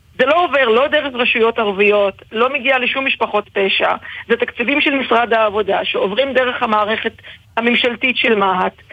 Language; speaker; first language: Hebrew; non-native, local second language; Arabic